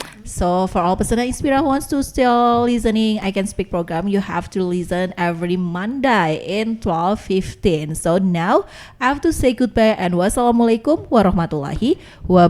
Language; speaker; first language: English; non-native, learner; Indonesian